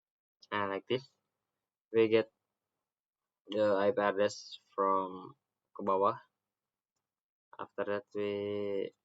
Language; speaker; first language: English; non-native, learner; Indonesian